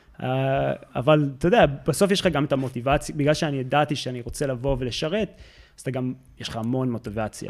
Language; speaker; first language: Hebrew; early bilingual, heritage; Hebrew